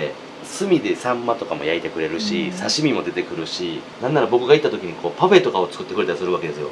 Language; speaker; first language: Japanese; native; Japanese